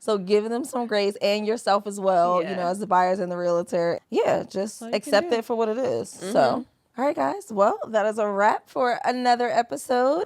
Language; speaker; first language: English; native; English